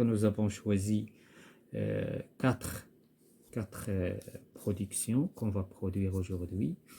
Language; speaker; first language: French; non-native, local second language; Arabic